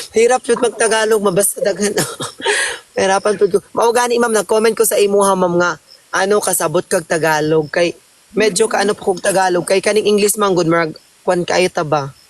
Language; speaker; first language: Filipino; non-native, local second language; Cebuano